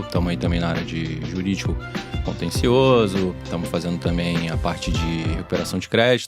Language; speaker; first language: Portuguese; native; Portuguese